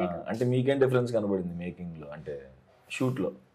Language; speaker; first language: Telugu; native; Telugu